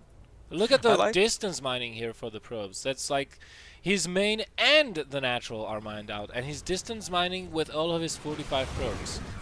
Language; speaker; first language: English; non-native, fluent; Dutch